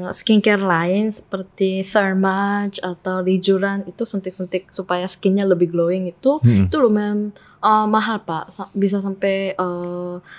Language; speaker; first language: Indonesian; non-native, fluent; Korean